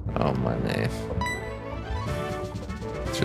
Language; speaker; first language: German; native; German